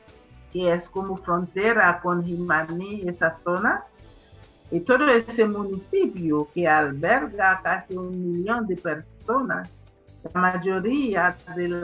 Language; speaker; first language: Spanish; non-native, fluent; Haitian Creole